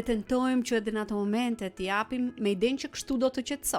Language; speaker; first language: Albanian; native; Albanian